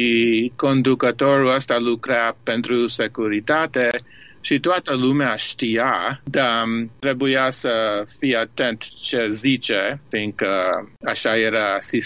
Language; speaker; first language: Romanian; early bilingual, heritage; Romanian